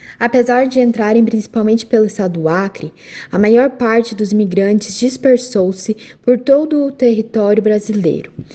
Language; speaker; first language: Portuguese; native; Portuguese